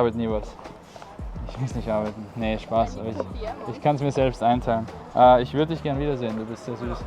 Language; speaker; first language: German; native; German